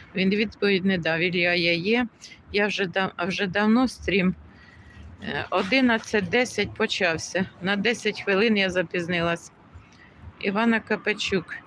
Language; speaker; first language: Ukrainian; native; Ukrainian